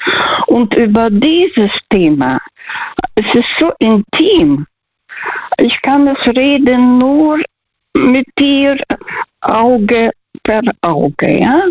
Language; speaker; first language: German; non-native, fluent; Russian